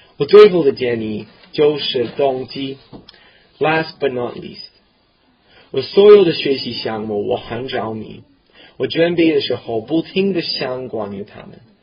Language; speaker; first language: Chinese; non-native, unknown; English